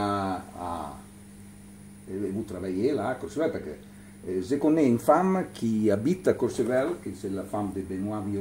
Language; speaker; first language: French; non-native, learner; Italian